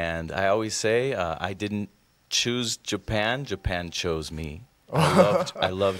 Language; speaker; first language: English; non-native, fluent; Spanish